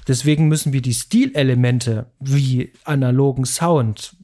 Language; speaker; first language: German; native; German